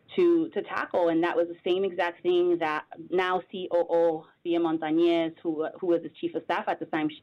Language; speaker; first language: English; native; English